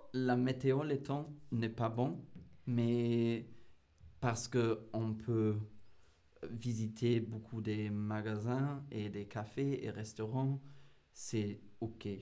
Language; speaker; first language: French; non-native, learner; English